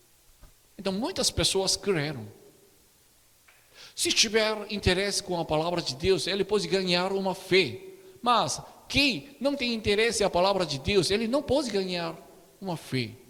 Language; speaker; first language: Portuguese; non-native, learner; Korean